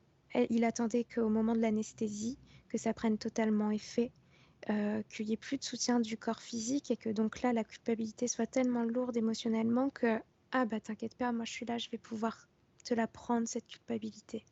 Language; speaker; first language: French; native; French